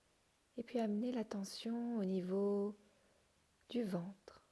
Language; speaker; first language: French; native; French